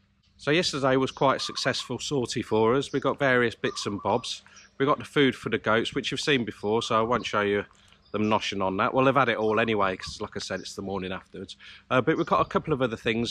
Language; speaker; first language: English; native; English